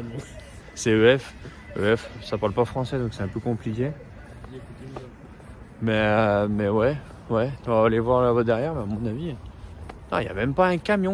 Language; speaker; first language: French; native; French